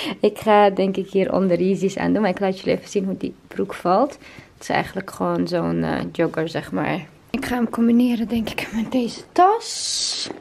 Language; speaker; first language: Dutch; non-native, fluent; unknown